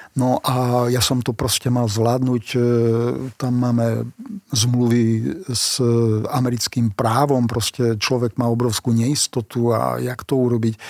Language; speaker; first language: Slovak; non-native, local second language; Hungarian